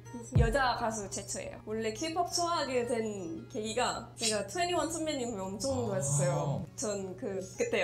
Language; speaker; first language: Korean; non-native, fluent; Indonesian